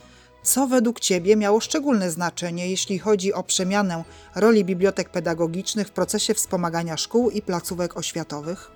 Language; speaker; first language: Polish; native; Polish